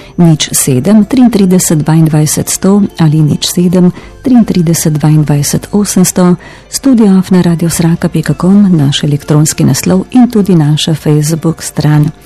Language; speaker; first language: Slovenian; native; Slovenian